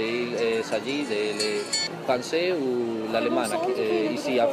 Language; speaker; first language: French; non-native, learner; Spanish